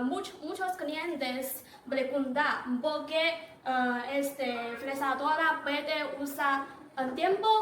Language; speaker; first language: Spanish; non-native, learner; Chinese